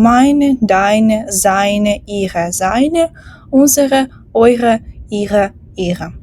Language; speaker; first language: German; non-native, fluent; Ukrainian